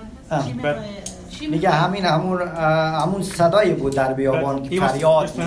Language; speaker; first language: Persian; early bilingual, heritage; Persian